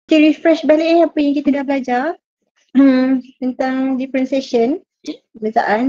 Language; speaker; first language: Malay; native; Malay